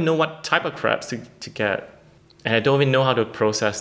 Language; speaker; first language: English; non-native, local second language; Chinese